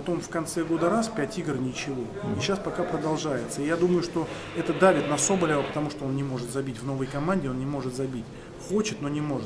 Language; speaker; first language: Russian; native; Russian